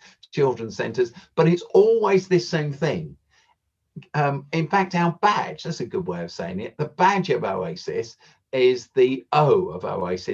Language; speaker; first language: English; native; English